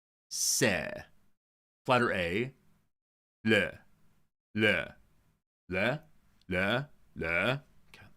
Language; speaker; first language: French; non-native, learner; English